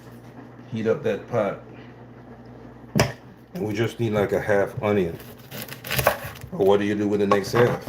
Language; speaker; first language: English; native; English